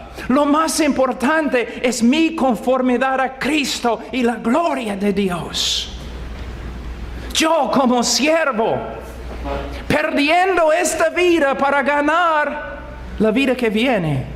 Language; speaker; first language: Spanish; non-native, fluent; English